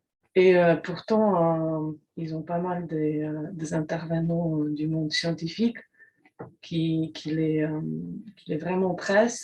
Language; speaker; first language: French; non-native, fluent; Polish